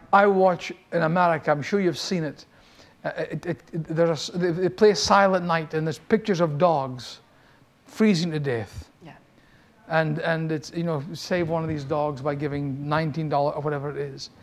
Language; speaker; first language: English; native; English